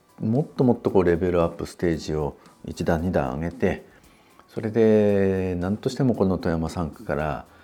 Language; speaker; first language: Japanese; native; Japanese